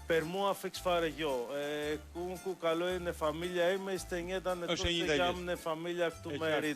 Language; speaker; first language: Albanian; non-native, learner; Greek